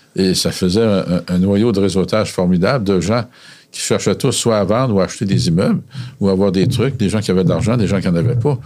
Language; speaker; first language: French; native; French